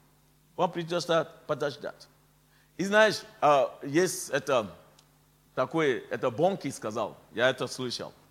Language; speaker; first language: Russian; non-native, fluent; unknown